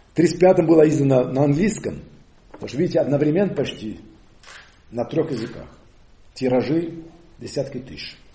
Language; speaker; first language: Russian; non-native, fluent; Occitan